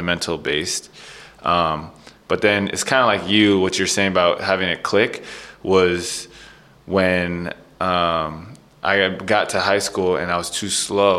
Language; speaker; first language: English; native; English